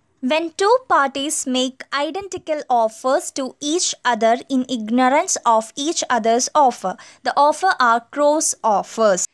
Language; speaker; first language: English; non-native, local second language; Malayalam